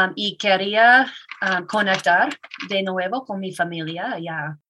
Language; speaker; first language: Spanish; non-native, learner; English